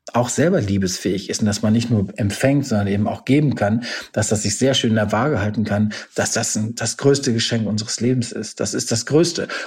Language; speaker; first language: German; native; German